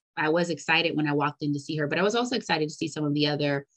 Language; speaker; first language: English; native; English